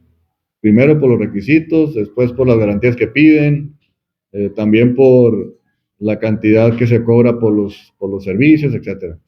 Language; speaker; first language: Spanish; native; Spanish